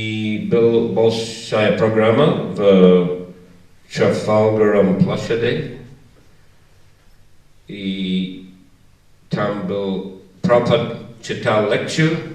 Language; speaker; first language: Russian; non-native, fluent; English